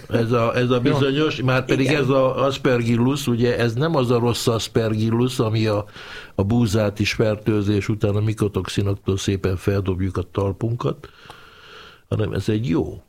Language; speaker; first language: Hungarian; native; Hungarian